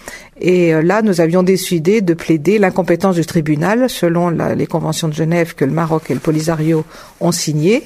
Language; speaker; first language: French; native; French